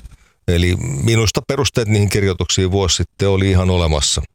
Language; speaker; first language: Finnish; native; Finnish